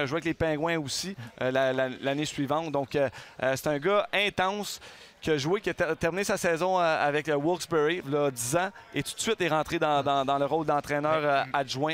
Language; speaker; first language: French; native; French